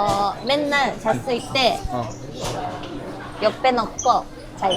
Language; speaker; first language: Korean; non-native, learner; Japanese